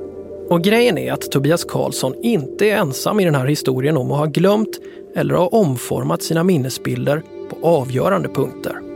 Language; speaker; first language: Swedish; native; Swedish